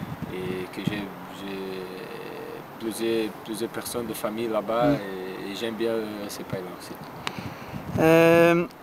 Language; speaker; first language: French; non-native, learner; Portuguese